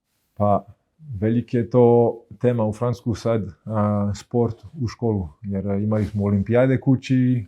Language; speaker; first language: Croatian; early bilingual, heritage; Croatian